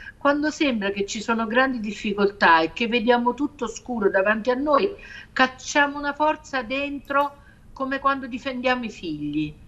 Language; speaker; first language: Italian; native; Italian